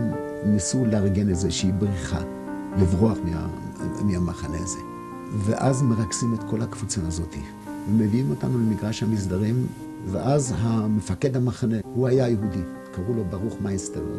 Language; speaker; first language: Hebrew; non-native, fluent; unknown